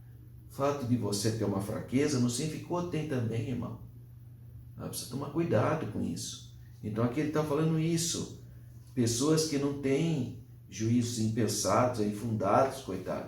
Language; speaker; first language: Portuguese; native; Portuguese